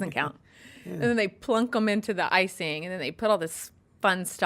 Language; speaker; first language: English; native; English